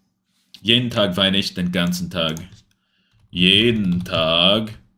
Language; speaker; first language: German; non-native, learner; English